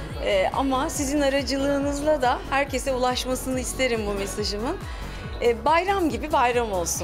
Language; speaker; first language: Turkish; native; Turkish